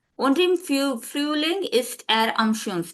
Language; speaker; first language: German; non-native, fluent; Hindi